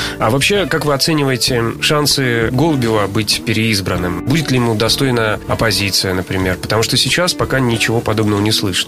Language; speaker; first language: Russian; native; Russian